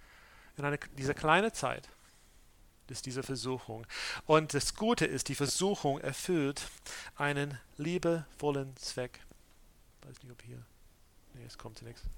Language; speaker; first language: German; non-native, fluent; English